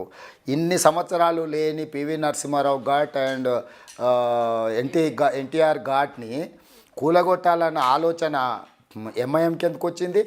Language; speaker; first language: Telugu; native; Telugu